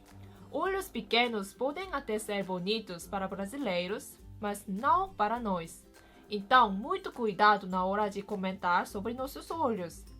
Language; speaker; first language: Portuguese; non-native, fluent; Korean